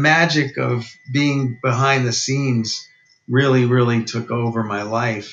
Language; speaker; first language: English; native; English